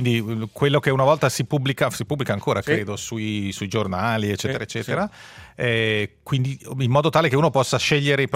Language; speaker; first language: Italian; native; Italian